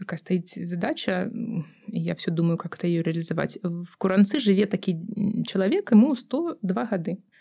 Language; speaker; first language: Belarusian; non-native, local second language; Russian